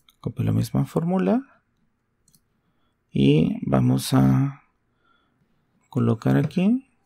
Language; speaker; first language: Spanish; native; Spanish